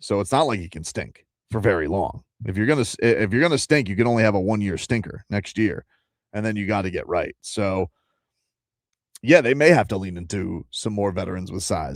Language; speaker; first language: English; native; English